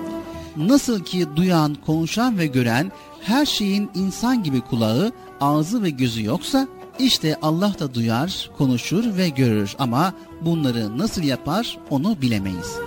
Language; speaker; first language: Turkish; native; Turkish